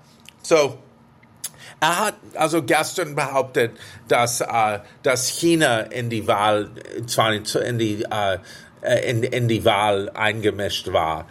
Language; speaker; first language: German; non-native, fluent; English